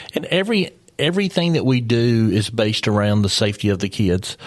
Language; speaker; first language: English; native; English